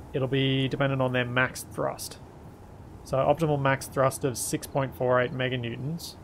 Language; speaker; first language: English; native; English